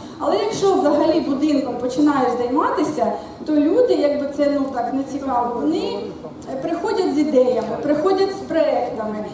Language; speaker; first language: Ukrainian; non-native, local second language; Russian